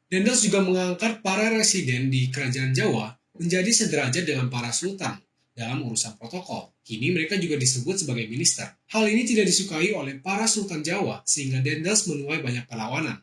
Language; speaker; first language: Indonesian; native; Indonesian